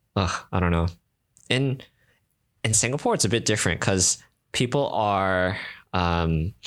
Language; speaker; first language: English; native; English